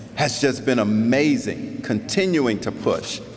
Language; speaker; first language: English; native; English